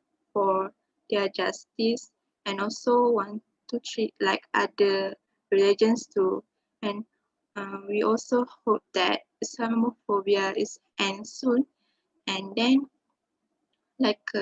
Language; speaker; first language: English; non-native, local second language; Malay